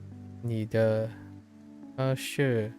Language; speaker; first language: Chinese; non-native, learner; English